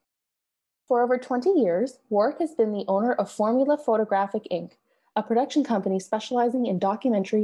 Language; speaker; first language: English; native; English